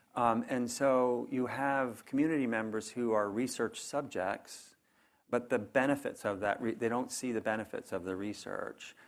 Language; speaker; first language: English; native; English